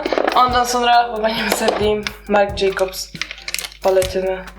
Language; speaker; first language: Turkish; non-native, learner; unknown